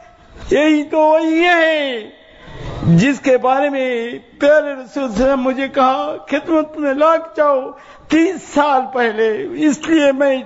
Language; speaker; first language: Hindi; non-native, learner; Bangla